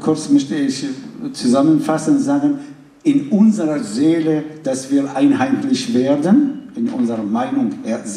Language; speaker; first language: German; non-native, fluent; Arabic